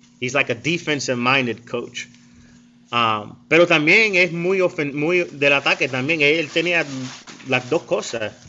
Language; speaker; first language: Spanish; early bilingual, heritage; Spanish